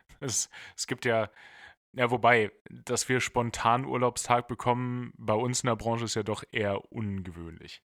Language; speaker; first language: German; native; German